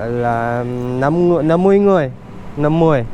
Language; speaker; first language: Vietnamese; non-native, learner; Filipino